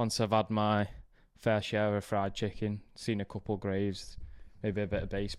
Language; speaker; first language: English; native; English